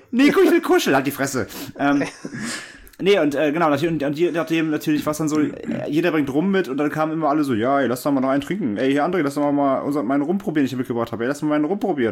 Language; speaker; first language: German; native; German